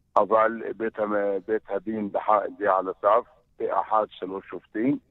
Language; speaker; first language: Hebrew; non-native, local second language; Arabic